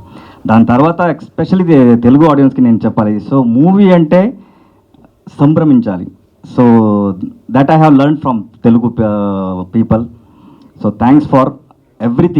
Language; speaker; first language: Telugu; non-native, learner; Kannada